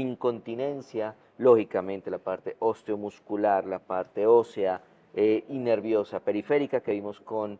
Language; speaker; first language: Spanish; native; Spanish